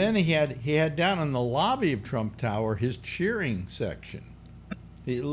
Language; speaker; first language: English; native; English